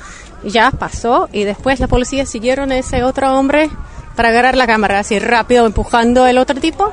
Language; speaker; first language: Spanish; non-native, learner; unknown